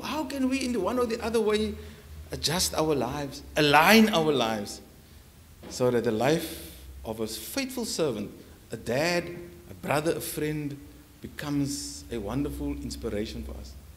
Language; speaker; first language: English; non-native, local second language; Afrikaans